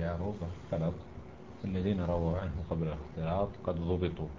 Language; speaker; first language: Arabic; native; Arabic